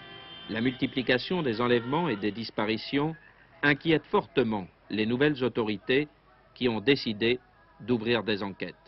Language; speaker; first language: French; native; French